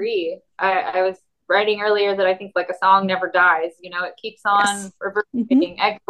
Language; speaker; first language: English; native; English